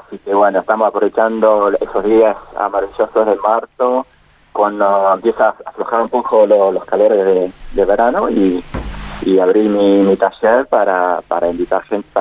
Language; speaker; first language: Spanish; non-native, fluent; English